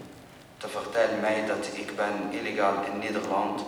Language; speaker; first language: Dutch; non-native, learner; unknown